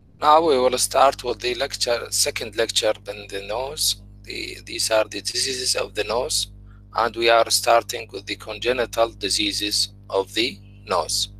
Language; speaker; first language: English; non-native, fluent; Arabic